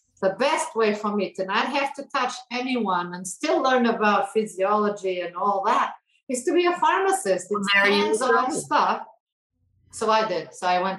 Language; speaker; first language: English; non-native, fluent; Portuguese